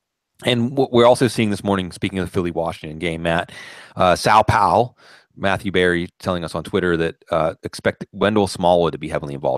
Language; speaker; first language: English; native; English